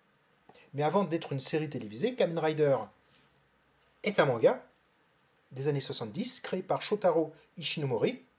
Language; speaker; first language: French; native; French